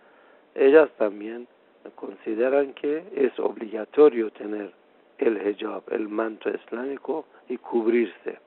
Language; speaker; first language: Spanish; non-native, fluent; Persian